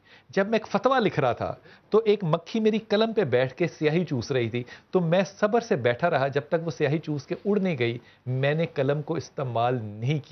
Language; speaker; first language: Urdu; native; Urdu